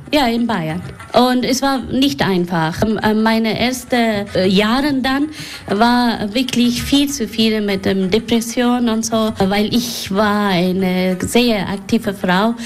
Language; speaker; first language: German; non-native, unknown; Persian